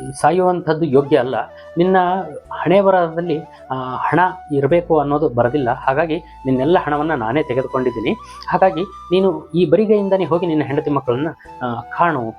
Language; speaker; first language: Kannada; native; Kannada